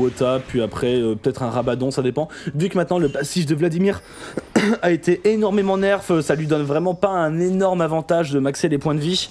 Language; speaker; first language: French; native; French